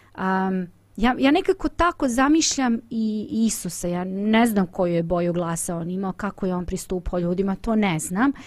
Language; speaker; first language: Bosnian; native; Bosnian